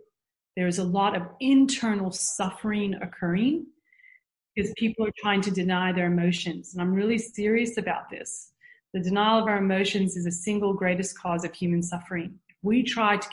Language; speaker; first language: English; native; English